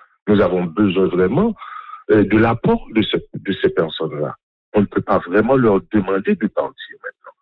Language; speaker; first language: French; non-native, local second language; Haitian Creole